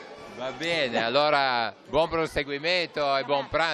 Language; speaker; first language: Italian; native; Italian